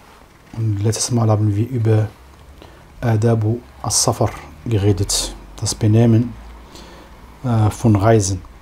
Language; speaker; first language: German; non-native, fluent; Arabic